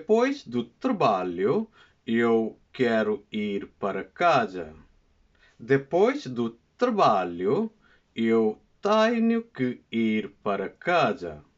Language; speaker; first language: Portuguese; non-native, learner; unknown